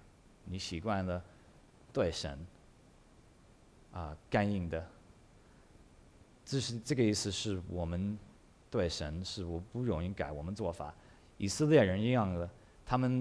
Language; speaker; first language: Chinese; early bilingual, heritage; English